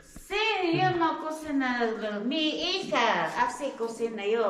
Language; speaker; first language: Spanish; non-native, local second language; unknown